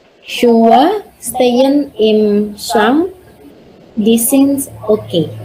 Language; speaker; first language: German; non-native, learner; Indonesian